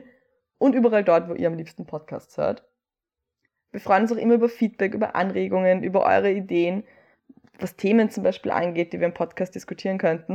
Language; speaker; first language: German; native; German